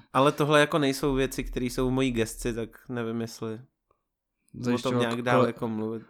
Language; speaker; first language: Czech; native; Czech